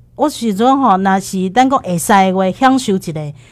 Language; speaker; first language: Chinese; native; Chinese